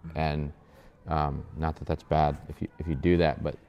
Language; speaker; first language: English; native; English